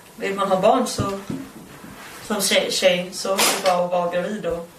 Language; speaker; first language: Swedish; native; Swedish